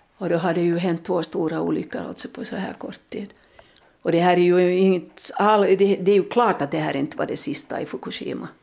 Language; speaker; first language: Swedish; native; Swedish